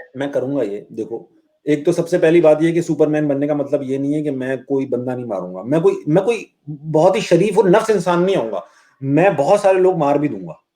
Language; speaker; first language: Hindi; native; Hindi